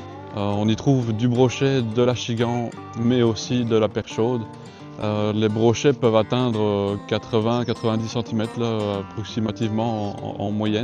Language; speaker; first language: French; native; French